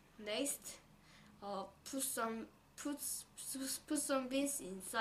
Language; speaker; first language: English; non-native, learner; Korean